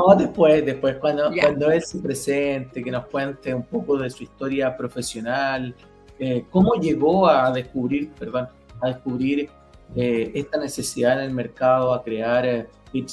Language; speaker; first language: Spanish; native; Spanish